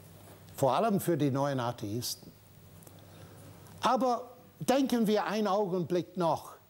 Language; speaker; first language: German; non-native, fluent; English